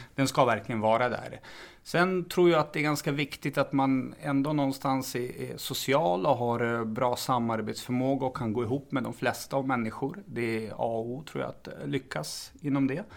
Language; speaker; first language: Swedish; early bilingual, other home language; Serbian